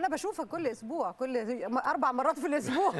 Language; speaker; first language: Arabic; native; Arabic